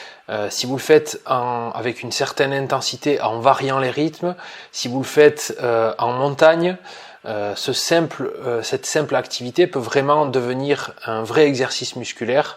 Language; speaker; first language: French; native; French